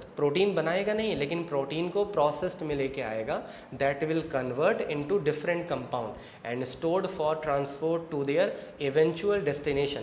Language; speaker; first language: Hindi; native; Hindi